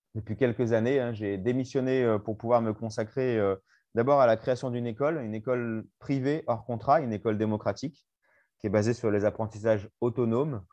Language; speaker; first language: French; native; French